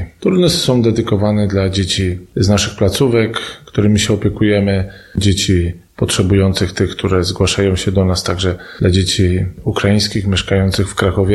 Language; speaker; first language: Polish; native; Polish